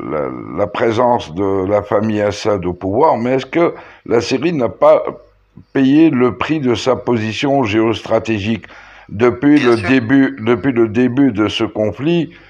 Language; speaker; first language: French; non-native, local second language; Arabic